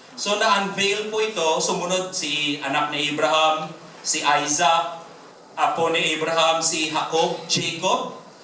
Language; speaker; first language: Filipino; non-native, local second language; Hiligaynon